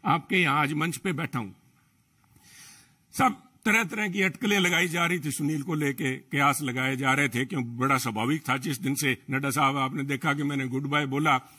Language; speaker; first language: Hindi; native; Hindi